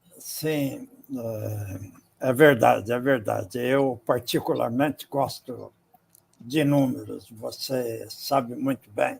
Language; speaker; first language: Portuguese; non-native, fluent; English